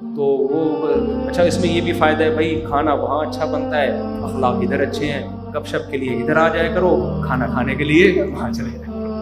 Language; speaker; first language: Urdu; native; Urdu